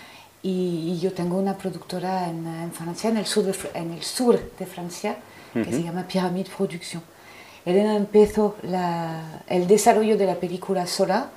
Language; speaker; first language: Spanish; non-native, fluent; French